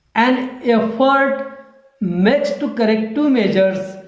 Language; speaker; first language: English; non-native, local second language; Marathi